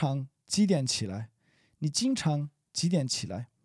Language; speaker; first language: Chinese; non-native, learner; English